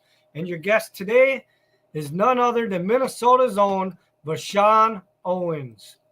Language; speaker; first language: English; native; English